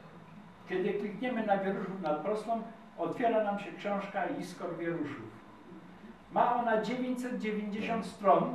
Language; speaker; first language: Polish; native; Polish